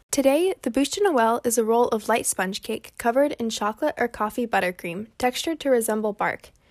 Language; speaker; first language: French; non-native, learner; English